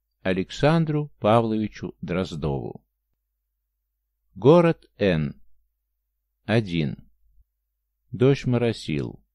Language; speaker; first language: Russian; native; Russian